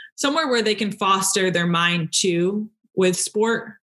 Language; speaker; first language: English; native; English